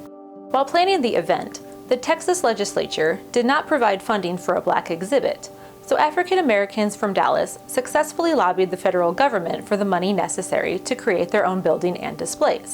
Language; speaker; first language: English; native; English